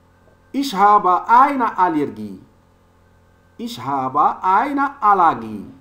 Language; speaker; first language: German; non-native, learner; French